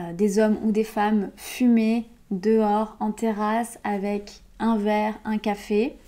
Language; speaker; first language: French; native; French